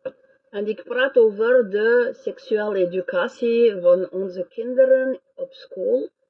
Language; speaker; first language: Dutch; non-native, learner; French